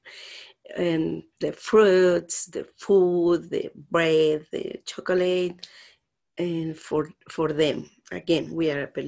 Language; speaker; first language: English; non-native, learner; Spanish